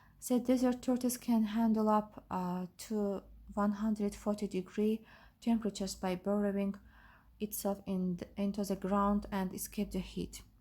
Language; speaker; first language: English; non-native, fluent; Azerbaijani